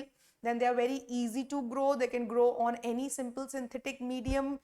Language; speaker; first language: English; non-native, local second language; Hindi